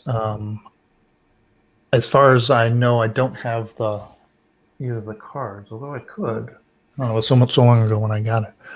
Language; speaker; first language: English; native; English